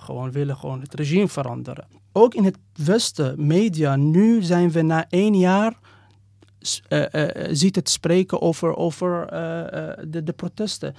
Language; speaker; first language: Dutch; non-native, fluent; Persian